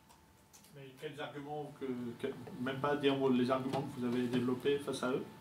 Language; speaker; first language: French; native; French